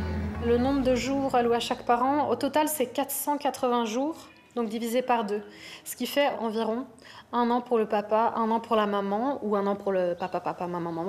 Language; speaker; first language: French; native; French